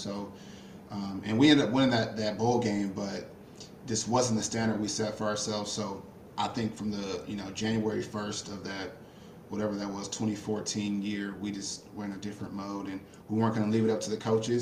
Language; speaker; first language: English; native; English